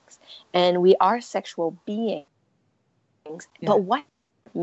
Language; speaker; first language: English; early bilingual, other home language; French